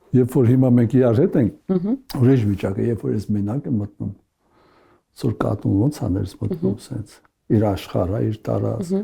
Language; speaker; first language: Armenian; early bilingual, heritage; Armenian